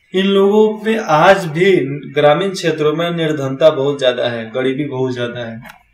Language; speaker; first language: Hindi; native; Hindi